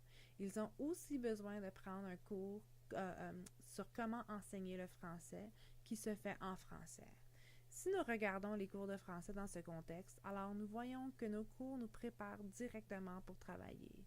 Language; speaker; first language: French; non-native, fluent; English